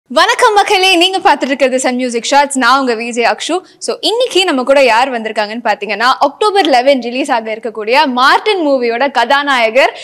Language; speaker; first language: Tamil; native; Tamil